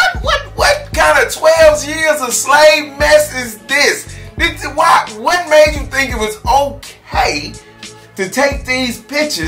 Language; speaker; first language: English; native; English